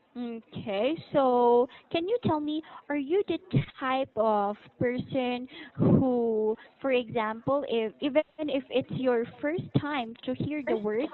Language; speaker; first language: English; non-native, local second language; Filipino